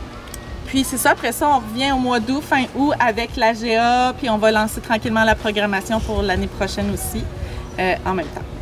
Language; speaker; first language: French; native; French